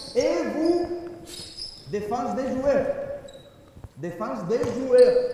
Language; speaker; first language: French; non-native, learner; Spanish